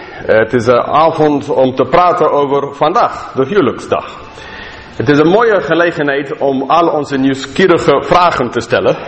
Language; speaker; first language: Dutch; non-native, fluent; English